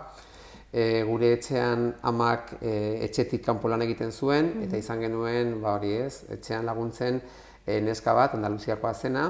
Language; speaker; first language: Basque; non-native, local second language; Spanish